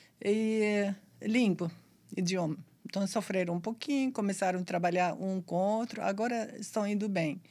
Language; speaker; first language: Portuguese; non-native, fluent; Arabic